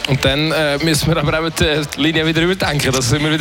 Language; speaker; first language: German; native; German